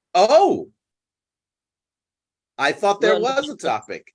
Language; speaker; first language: English; native; English